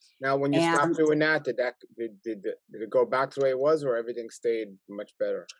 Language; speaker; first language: English; native; English